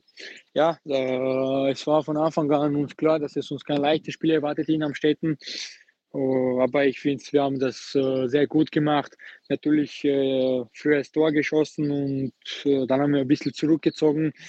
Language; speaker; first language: German; non-native, fluent; Georgian